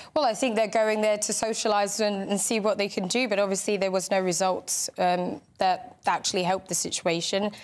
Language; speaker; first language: English; native; English